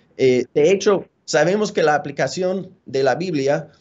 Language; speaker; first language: Spanish; non-native, fluent; English